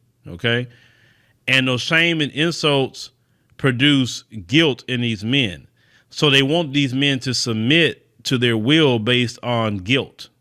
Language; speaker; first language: English; native; English